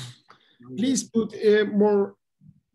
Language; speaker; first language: English; non-native, learner; Spanish